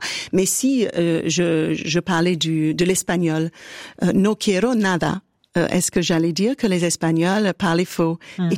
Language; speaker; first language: French; native; French